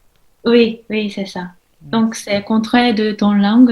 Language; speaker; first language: French; non-native, learner; Japanese